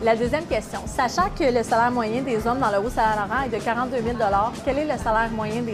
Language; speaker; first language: French; native; French